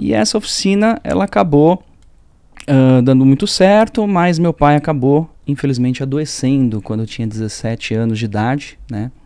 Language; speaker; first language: Portuguese; early bilingual, other home language; French